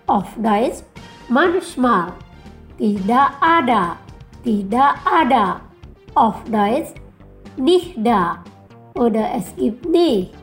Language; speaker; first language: German; non-native, fluent; Indonesian